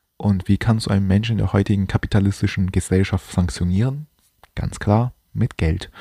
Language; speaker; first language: German; non-native, fluent; Chinese